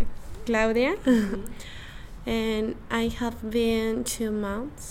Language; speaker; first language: English; non-native, learner; Spanish